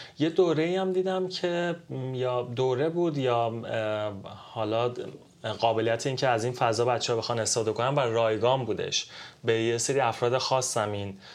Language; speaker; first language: Persian; native; Persian